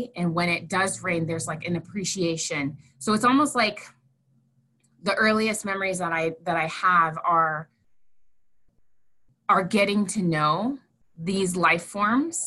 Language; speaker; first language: English; native; English